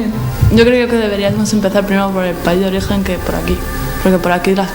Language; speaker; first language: Spanish; native; Spanish